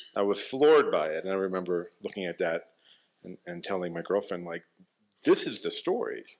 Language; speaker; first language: English; native; English